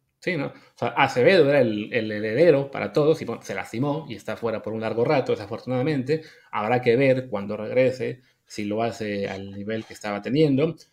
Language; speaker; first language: Spanish; native; Spanish